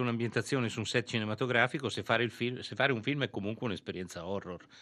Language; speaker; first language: Italian; native; Italian